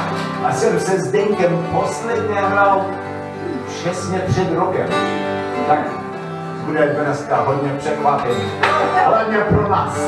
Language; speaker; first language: Czech; non-native, learner; English